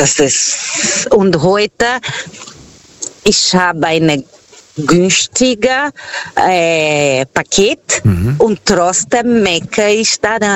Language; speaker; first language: German; non-native, fluent; Portuguese